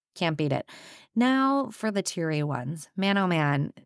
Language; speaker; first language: English; native; English